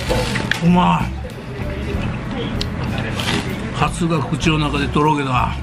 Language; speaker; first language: Japanese; native; Japanese